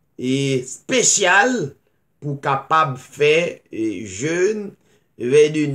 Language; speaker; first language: French; non-native, local second language; Haitian Creole